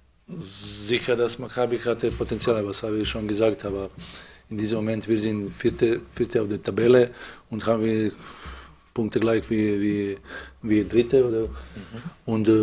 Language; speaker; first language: German; non-native, fluent; Serbian